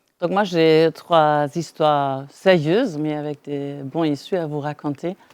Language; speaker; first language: French; non-native, fluent; German